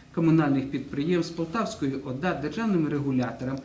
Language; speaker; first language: Ukrainian; non-native, local second language; Russian